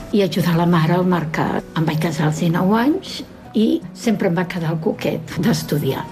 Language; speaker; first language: Catalan; native; Catalan